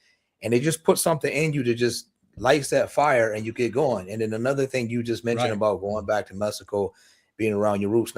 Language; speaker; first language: English; native; English